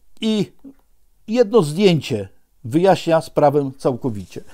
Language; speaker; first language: Polish; native; Polish